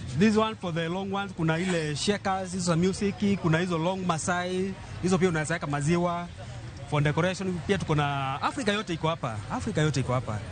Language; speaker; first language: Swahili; non-native, local second language; Kamba